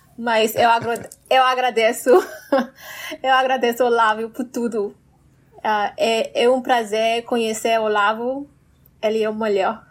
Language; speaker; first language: Portuguese; non-native, fluent; English